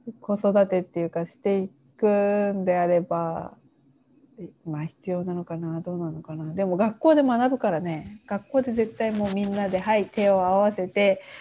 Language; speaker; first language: Japanese; native; Japanese